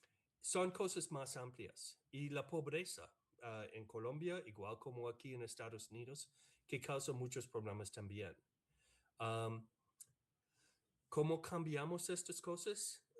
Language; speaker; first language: Spanish; non-native, fluent; English